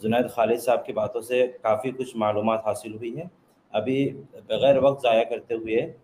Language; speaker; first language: Hindi; non-native, local second language; Bangla